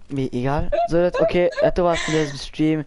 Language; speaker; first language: German; non-native, local second language; Luxembourgish